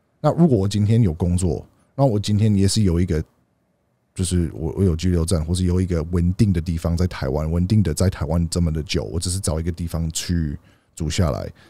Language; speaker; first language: Chinese; non-native, fluent; English